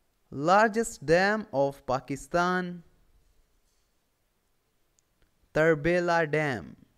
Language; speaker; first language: English; non-native, local second language; Urdu